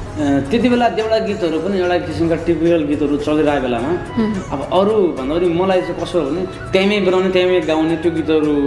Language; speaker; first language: Nepali; native; Nepali